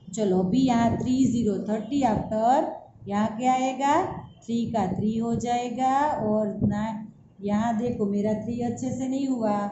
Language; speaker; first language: Hindi; non-native, local second language; Gujarati